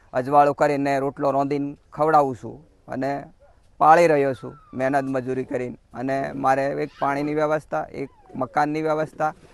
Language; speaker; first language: Gujarati; native; Gujarati